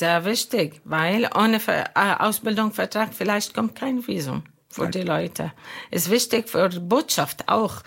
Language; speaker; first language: German; non-native, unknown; Arabic